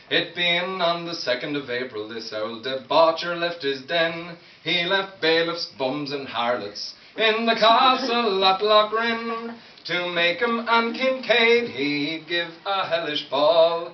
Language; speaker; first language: English; native; English